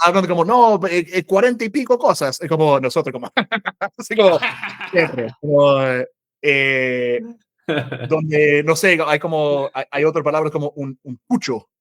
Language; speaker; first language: Spanish; non-native, fluent; English